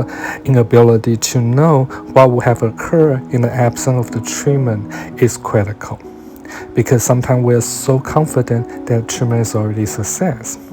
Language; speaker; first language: English; non-native, fluent; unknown